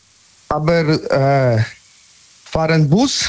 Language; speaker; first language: German; non-native, learner; Polish